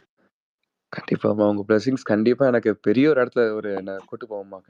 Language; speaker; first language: Tamil; native; Tamil